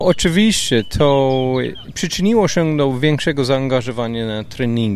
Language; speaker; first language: Polish; non-native, fluent; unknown